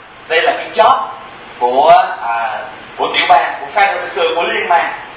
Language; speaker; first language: Vietnamese; early bilingual, heritage; Vietnamese